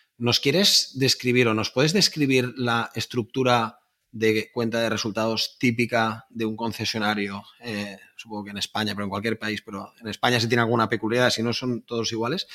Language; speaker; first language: Spanish; native; Spanish